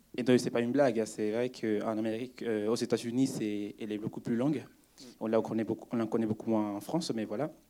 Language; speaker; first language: French; non-native, fluent; Spanish